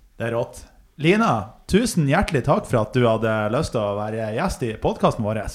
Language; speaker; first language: Norwegian; native; Norwegian